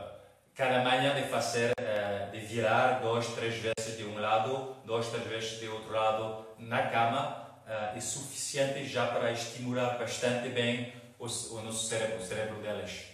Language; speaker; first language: Portuguese; non-native, fluent; French